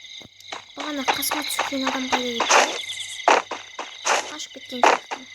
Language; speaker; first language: Kazakh; native; Kazakh